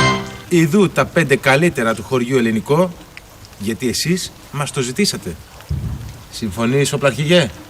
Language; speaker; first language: Greek; native; Greek